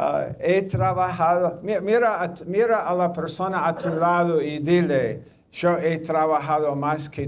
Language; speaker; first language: Spanish; non-native, fluent; English